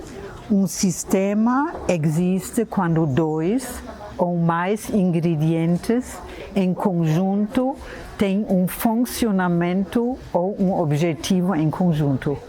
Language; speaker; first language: Portuguese; non-native, fluent; German